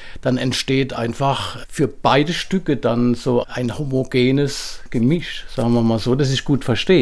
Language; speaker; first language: German; native; German